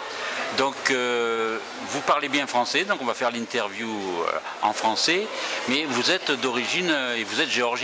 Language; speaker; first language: French; native; French